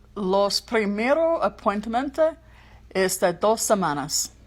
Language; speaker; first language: Spanish; non-native, learner; English